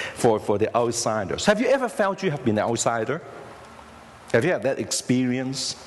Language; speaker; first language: English; non-native, local second language; Cantonese